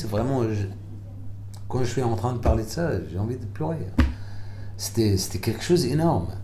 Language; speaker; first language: French; non-native, fluent; Arabic